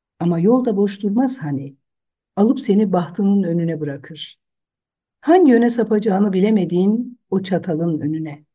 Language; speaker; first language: Turkish; non-native, local second language; Zaza